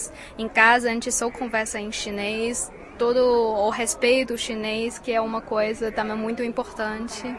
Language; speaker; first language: Portuguese; non-native, fluent; Chinese